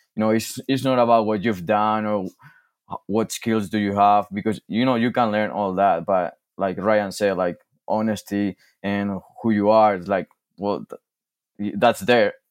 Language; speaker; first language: English; non-native, fluent; Spanish